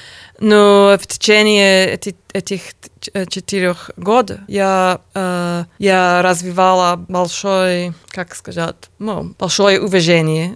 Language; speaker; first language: Russian; non-native, learner; English